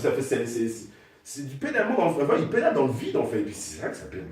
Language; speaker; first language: French; native; French